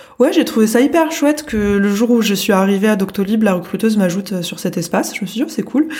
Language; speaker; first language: French; native; French